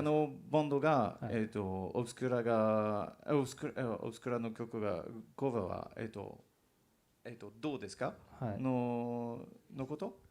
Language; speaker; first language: Japanese; non-native, learner; English